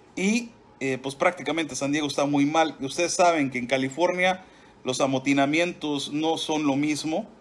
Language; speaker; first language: Spanish; native; Spanish